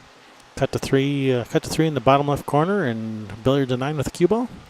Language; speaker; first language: English; native; English